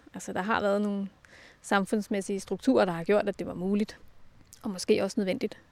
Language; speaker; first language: Danish; native; Danish